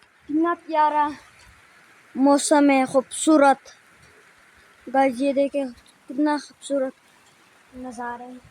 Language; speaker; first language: Hindi; non-native, local second language; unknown